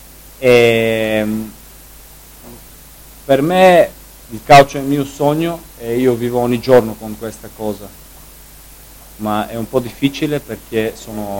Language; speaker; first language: Italian; non-native, fluent; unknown